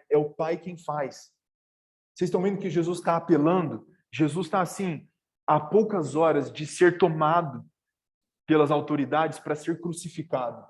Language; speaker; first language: Portuguese; native; Portuguese